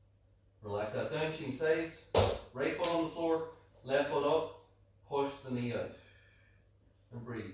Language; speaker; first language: English; native; English